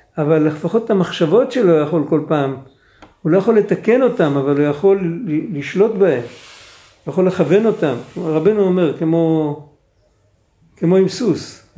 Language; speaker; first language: Hebrew; non-native, fluent; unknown